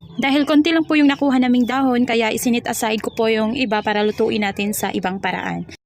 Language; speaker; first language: Filipino; non-native, local second language; Cebuano